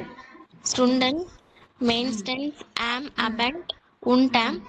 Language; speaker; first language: German; non-native, learner; Tamil